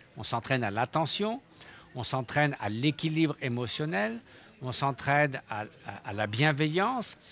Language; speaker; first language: French; native; French